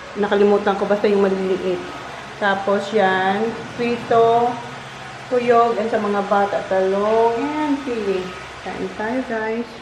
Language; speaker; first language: Filipino; non-native, local second language; Bikol